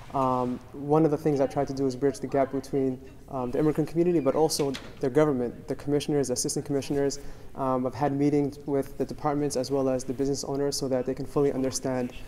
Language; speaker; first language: English; native; English